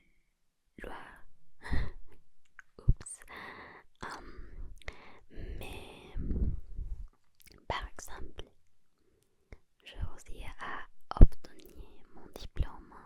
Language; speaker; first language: French; non-native, learner; Spanish